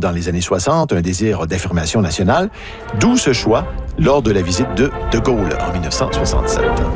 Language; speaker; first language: French; native; French